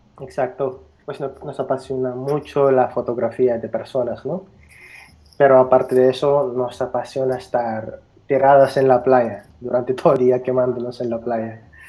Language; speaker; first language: Spanish; non-native, fluent; Filipino